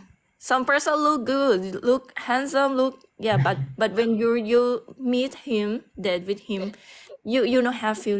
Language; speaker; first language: English; non-native, learner; Thai